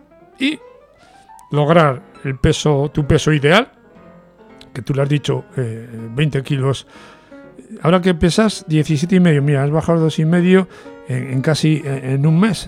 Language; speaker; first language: Spanish; native; Spanish